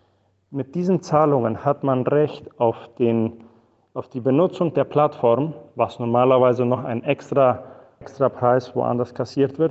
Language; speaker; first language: German; non-native, fluent; Spanish